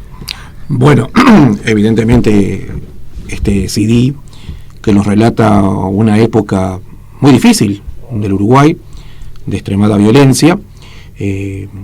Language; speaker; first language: Spanish; native; Spanish